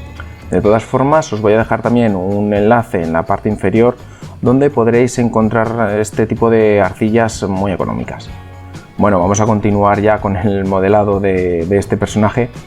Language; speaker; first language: Spanish; native; Spanish